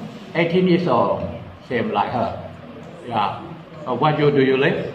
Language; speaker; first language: English; non-native, learner; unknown